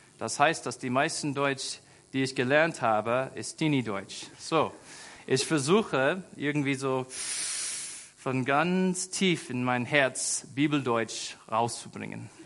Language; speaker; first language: German; non-native, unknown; English